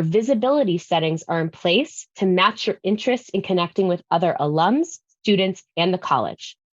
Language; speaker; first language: English; native; English